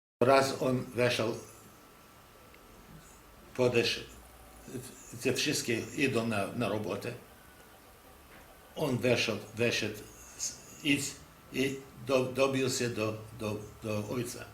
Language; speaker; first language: Polish; non-native, local second language; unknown